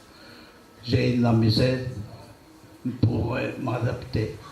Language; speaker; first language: French; non-native, learner; Portuguese